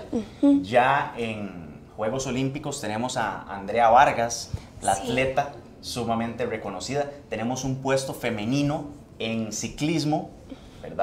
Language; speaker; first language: Spanish; native; Spanish